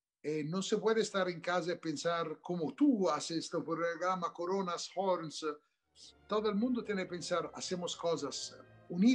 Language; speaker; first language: Spanish; non-native, learner; Italian